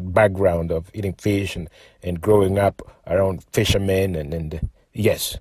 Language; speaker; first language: English; non-native, local second language; Luo (Kenya and Tanzania)